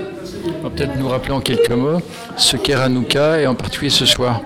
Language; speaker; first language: French; native; French